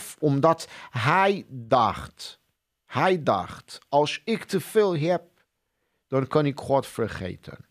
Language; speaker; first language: Dutch; non-native, fluent; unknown